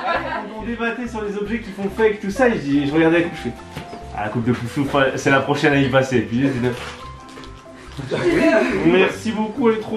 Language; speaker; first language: French; native; French